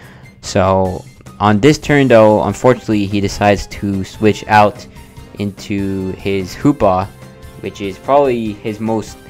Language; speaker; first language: English; native; English